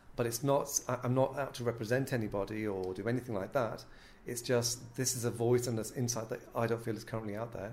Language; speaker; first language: English; native; English